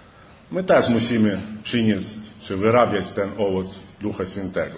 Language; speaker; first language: Polish; early bilingual, heritage; Polish